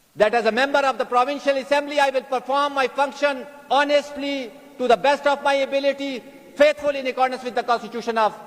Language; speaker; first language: English; non-native, local second language; Pashto